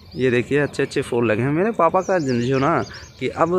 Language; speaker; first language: Hindi; native; Hindi